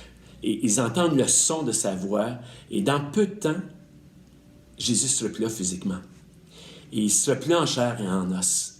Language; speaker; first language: French; native; French